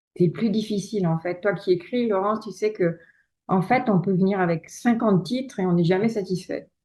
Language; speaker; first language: French; native; French